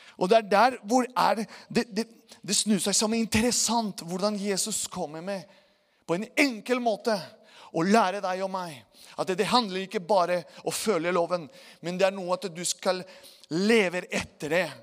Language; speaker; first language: Norwegian; non-native, fluent; Spanish